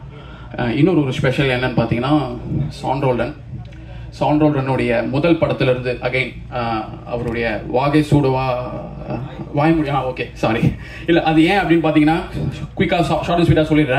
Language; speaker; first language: Tamil; native; Tamil